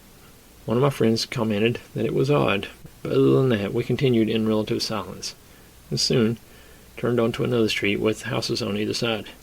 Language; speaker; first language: English; native; English